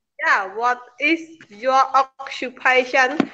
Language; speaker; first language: English; non-native, learner; Khmer